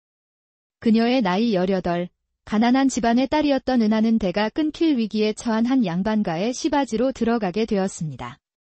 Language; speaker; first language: Korean; native; Korean